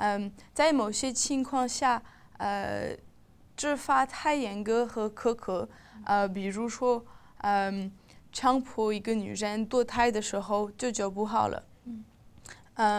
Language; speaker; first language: Chinese; non-native, learner; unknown